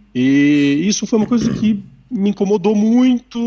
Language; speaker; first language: Portuguese; native; Portuguese